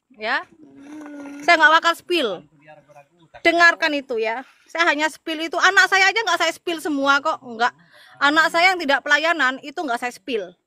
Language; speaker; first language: Indonesian; non-native, local second language; Madurese